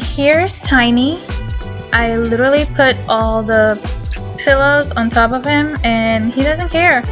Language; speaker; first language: English; non-native, local second language; Filipino